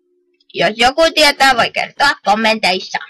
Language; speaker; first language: Finnish; native; Finnish